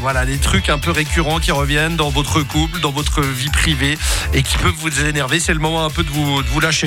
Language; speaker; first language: French; native; French